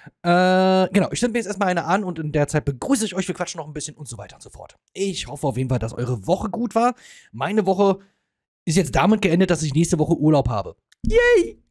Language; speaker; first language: German; native; German